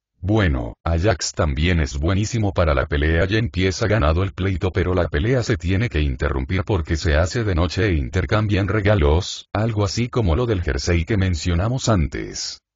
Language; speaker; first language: Spanish; native; Spanish